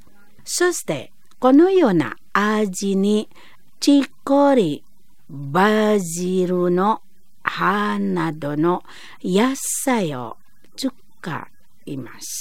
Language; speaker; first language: Japanese; non-native, fluent; Indonesian